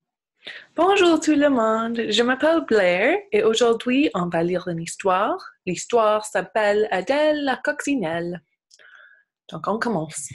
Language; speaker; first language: French; non-native, local second language; English